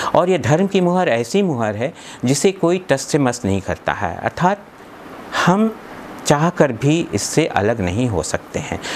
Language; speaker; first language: Hindi; native; Hindi